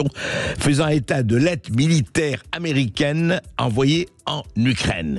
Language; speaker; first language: French; native; French